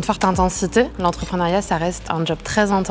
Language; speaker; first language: French; native; French